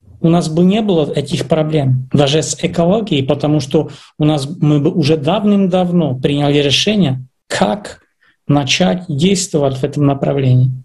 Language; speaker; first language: Russian; non-native, fluent; Czech